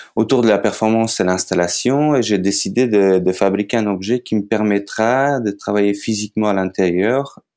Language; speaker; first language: French; non-native, fluent; Macedonian